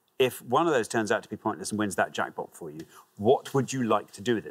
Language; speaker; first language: English; native; English